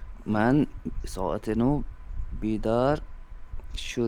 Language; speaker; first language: Persian; non-native, learner; Urdu